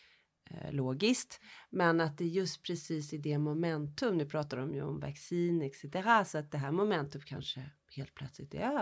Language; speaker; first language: Swedish; early bilingual, heritage; Swedish